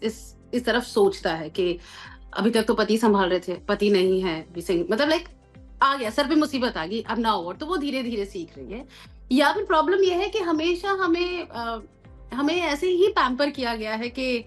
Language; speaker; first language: Hindi; native; Hindi